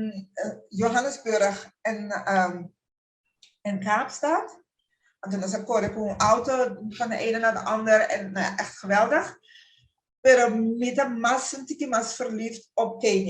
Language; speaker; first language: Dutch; non-native, local second language; Papiamento